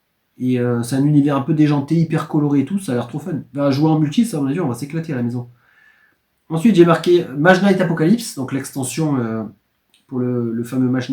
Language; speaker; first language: French; native; French